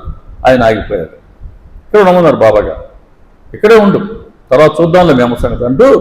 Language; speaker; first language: Telugu; native; Telugu